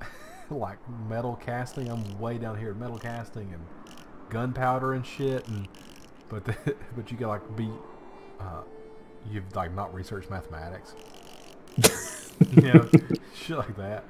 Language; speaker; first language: English; native; English